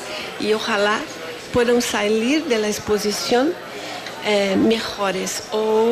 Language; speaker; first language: Spanish; non-native, fluent; Portuguese